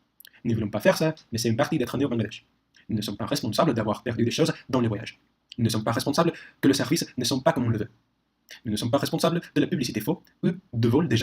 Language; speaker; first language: French; non-native, learner; Spanish